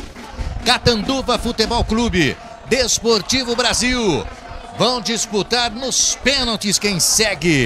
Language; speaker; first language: Portuguese; native; Portuguese